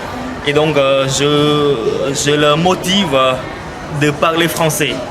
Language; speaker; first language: French; non-native, fluent; Khmer